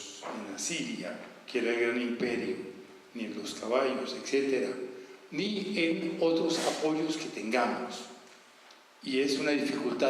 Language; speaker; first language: Spanish; native; Spanish